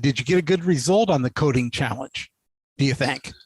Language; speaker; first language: English; native; English